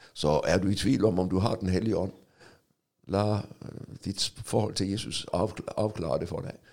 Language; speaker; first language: Norwegian; non-native, fluent; Danish